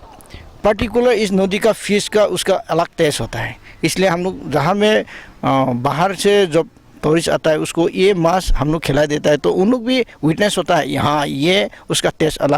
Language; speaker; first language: Hindi; non-native, local second language; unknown